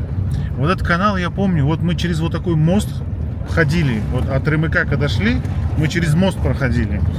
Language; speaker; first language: Russian; native; Russian